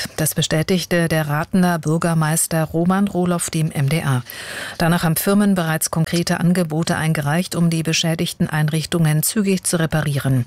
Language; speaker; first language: German; native; German